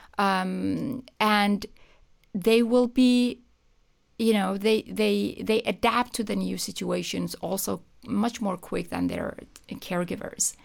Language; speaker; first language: English; non-native, fluent; Persian